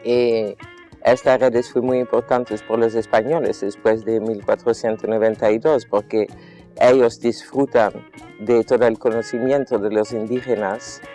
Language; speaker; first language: Spanish; non-native, fluent; Dutch